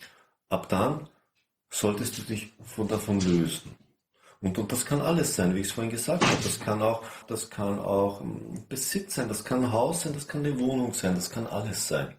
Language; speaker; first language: German; native; German